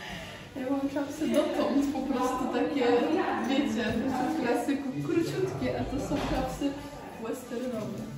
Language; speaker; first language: Polish; native; Polish